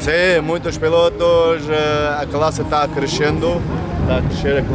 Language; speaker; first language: Spanish; non-native, learner; Portuguese